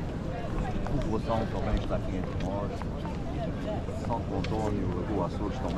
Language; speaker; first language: Portuguese; native; Portuguese